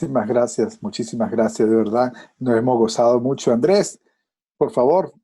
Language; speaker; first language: Spanish; native; Spanish